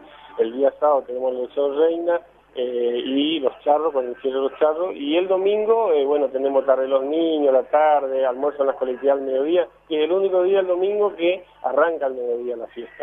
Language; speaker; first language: Spanish; native; Spanish